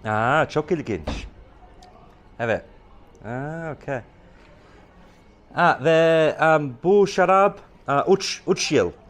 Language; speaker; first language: Turkish; non-native, learner; English